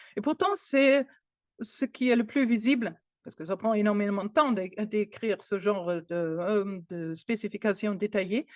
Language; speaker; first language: French; non-native, fluent; German